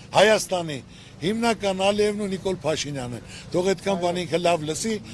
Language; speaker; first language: Armenian; native; Armenian